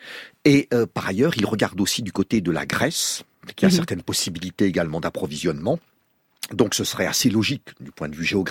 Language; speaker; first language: French; native; French